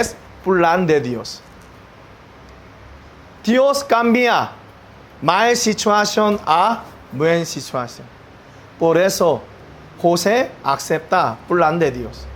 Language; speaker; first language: Spanish; non-native, learner; Korean